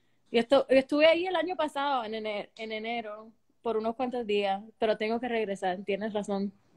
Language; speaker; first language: Spanish; early bilingual, heritage; Spanish